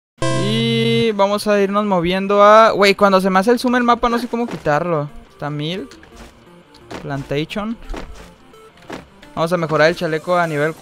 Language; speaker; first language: Spanish; native; Spanish